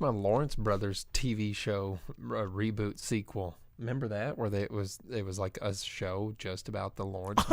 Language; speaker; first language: English; native; English